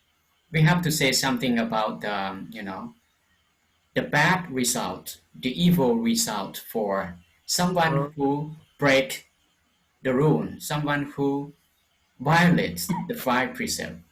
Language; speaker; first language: English; non-native, fluent; Lao